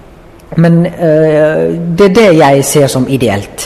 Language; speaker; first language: Norwegian; non-native, fluent; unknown